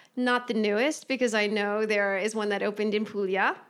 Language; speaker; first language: English; native; English